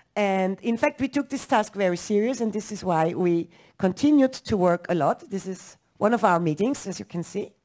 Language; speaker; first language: English; non-native, fluent; German